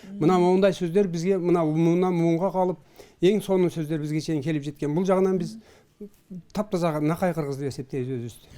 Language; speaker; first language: Kyrgyz; early bilingual, heritage; Kyrgyz